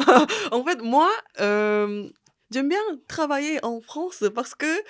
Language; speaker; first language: French; non-native, fluent; Korean